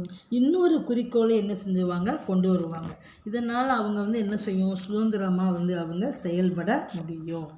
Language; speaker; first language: Tamil; native; Tamil